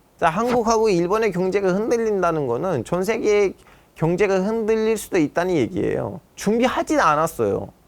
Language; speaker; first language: Korean; non-native, fluent; Turkish